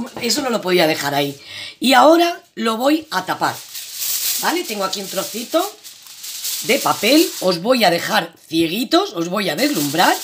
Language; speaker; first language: Spanish; native; Spanish